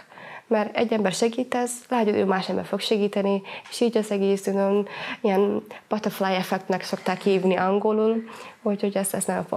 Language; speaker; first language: Hungarian; non-native, fluent; Somali